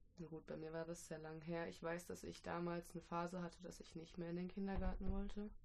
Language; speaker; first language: German; early bilingual, other home language; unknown